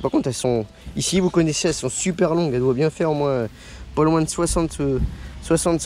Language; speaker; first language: French; native; French